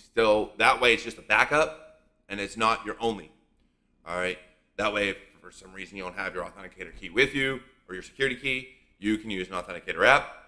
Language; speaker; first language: English; native; English